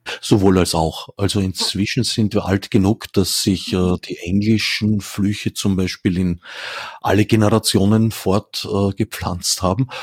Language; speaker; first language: German; native; German